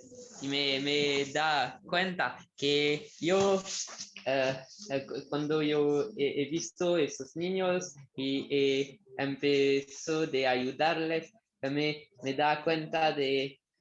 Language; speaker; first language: Spanish; non-native, learner; French